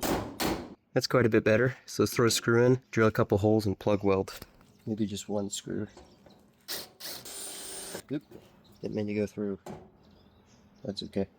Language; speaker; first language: English; native; English